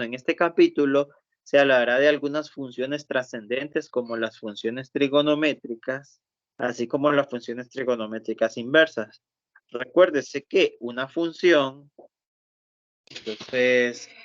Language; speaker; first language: Spanish; native; Spanish